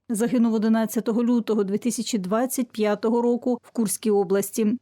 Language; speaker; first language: Ukrainian; native; Ukrainian